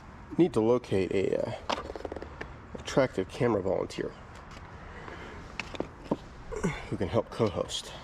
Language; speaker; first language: English; native; English